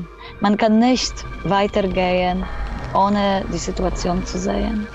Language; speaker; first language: German; non-native, fluent; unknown